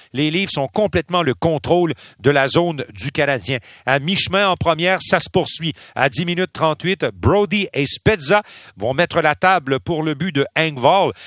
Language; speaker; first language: French; native; French